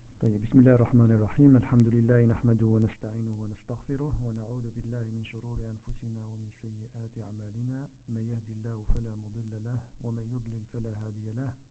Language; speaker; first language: Arabic; non-native, fluent; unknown